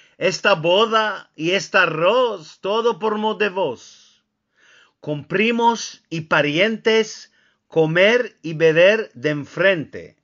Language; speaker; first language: Spanish; early bilingual, heritage; Ladino